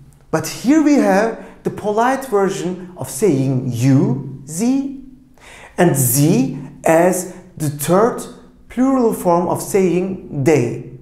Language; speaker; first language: English; non-native, fluent; Turkish